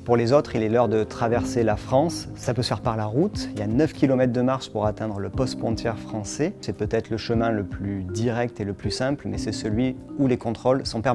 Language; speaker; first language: French; native; French